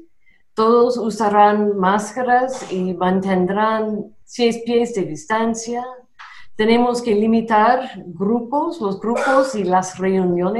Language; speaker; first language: Spanish; non-native, fluent; English